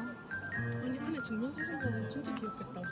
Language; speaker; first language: Korean; native; Korean